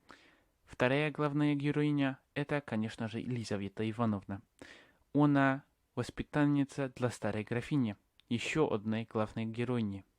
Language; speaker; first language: Russian; non-native, learner; English